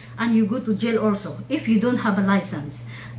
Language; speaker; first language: English; non-native, local second language; Filipino